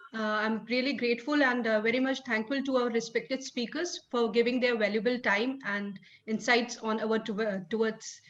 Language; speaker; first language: English; non-native, local second language; Hindi